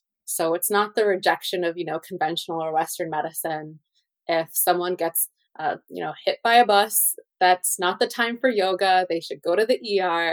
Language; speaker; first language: English; native; English